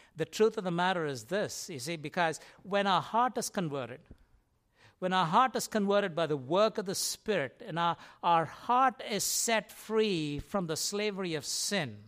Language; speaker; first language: English; non-native, local second language; Tamil